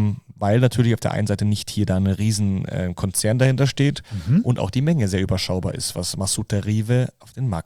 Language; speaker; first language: German; native; German